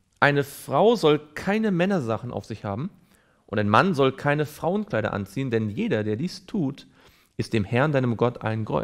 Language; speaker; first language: German; native; German